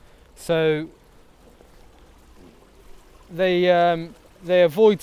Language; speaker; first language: English; native; English